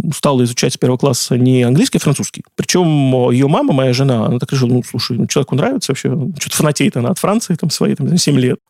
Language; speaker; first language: Russian; native; Russian